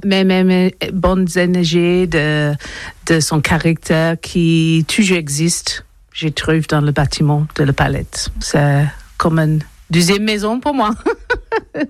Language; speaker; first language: French; non-native, learner; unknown